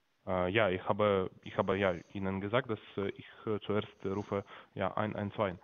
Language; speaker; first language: German; non-native, learner; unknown